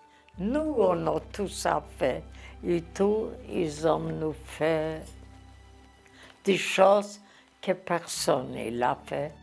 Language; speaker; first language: French; non-native, learner; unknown